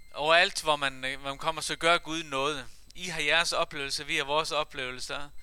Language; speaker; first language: Danish; non-native, fluent; Faroese